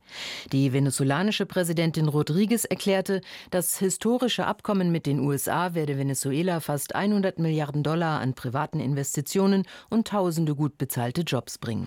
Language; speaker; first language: German; native; German